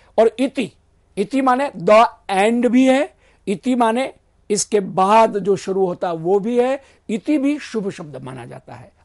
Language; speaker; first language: Hindi; non-native, local second language; Gujarati